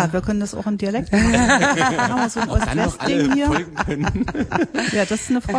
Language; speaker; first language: German; native; German